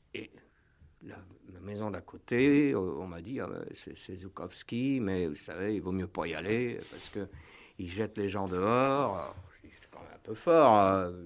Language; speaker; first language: French; native; French